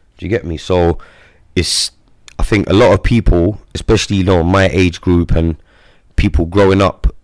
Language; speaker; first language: English; native; English